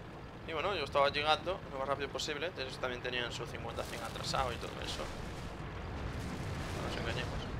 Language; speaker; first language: Spanish; native; Spanish